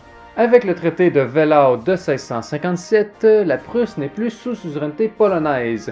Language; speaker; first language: French; native; French